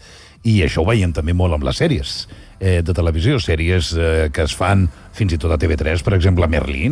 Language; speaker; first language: Catalan; native; Catalan